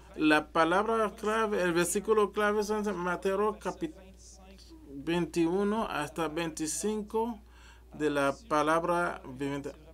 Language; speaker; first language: Spanish; non-native, learner; French